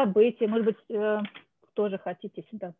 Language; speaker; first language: Russian; native; Russian